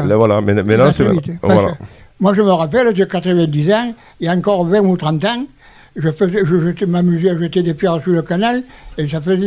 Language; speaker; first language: French; native; French